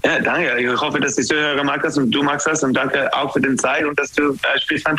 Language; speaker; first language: German; non-native, learner; English